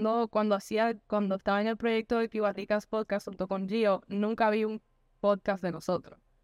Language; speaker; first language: Spanish; early bilingual, heritage; Spanish